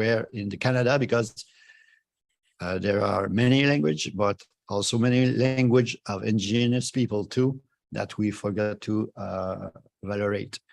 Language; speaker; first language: English; non-native, fluent; French